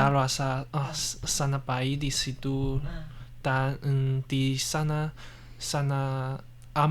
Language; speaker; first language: Indonesian; non-native, learner; Chinese